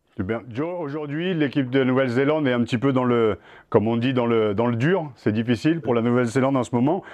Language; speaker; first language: French; native; French